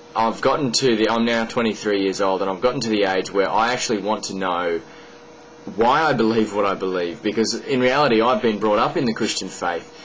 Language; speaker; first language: English; native; English